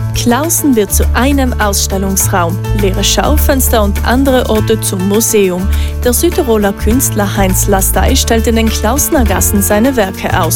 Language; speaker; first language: German; native; German